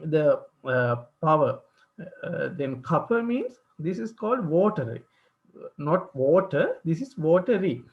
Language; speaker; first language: English; non-native, local second language; Sinhala